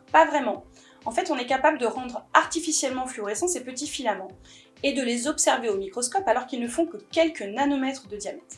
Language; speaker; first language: French; native; French